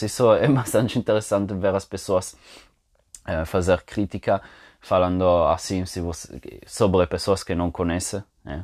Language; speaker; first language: Portuguese; non-native, fluent; Italian